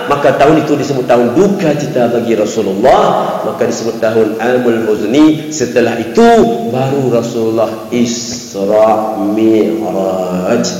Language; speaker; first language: Malay; non-native, local second language; Achinese